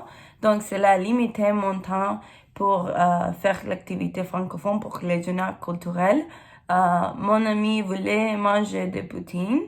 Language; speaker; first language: French; non-native, learner; English